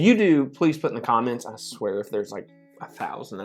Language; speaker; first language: English; native; English